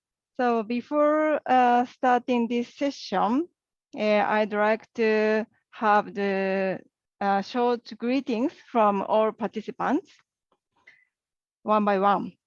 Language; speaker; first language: English; non-native, learner; Japanese